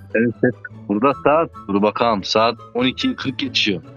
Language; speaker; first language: Turkish; early bilingual, heritage; Turkish